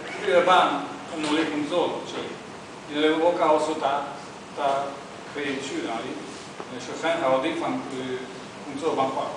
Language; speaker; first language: Chinese; non-native, learner; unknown